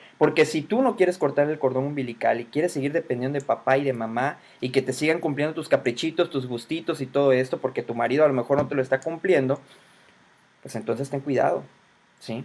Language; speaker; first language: Spanish; native; Spanish